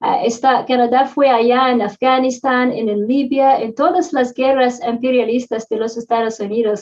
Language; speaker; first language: Spanish; non-native, fluent; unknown